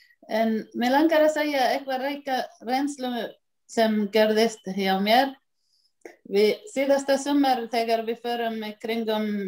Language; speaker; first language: Icelandic; non-native, learner; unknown